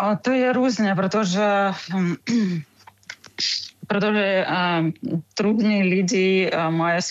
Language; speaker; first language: Czech; non-native, learner; Ukrainian